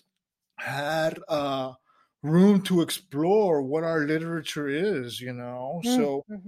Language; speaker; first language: English; native; English